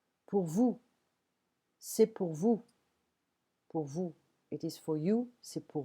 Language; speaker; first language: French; non-native, fluent; English